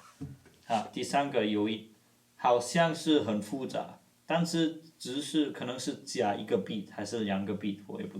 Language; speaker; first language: Chinese; non-native, fluent; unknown